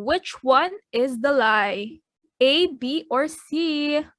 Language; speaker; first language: English; non-native, local second language; Filipino